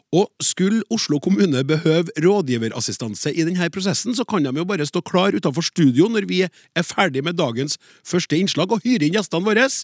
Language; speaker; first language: Norwegian; native; Norwegian